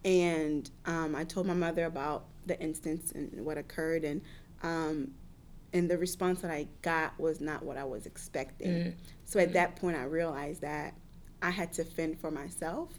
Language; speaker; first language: English; early bilingual, other home language; Haitian Creole